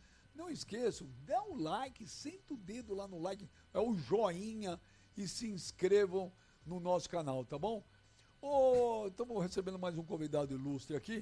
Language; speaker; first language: Portuguese; native; Portuguese